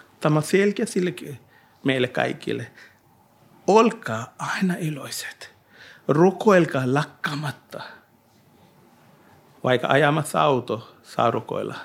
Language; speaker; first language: Finnish; non-native, learner; Hindi